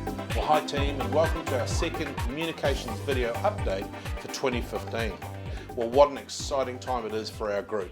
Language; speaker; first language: English; native; English